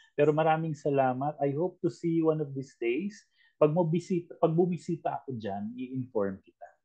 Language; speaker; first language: Filipino; native; Filipino